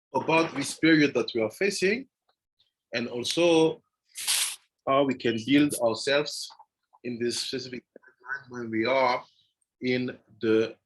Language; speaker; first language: English; non-native, fluent; French